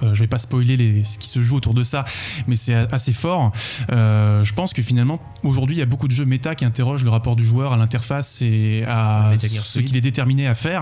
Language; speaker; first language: French; native; French